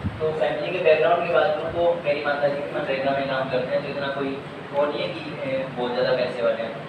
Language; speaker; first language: Hindi; native; Hindi